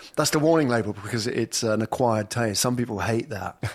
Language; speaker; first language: English; native; English